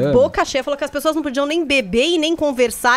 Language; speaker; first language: Portuguese; native; Portuguese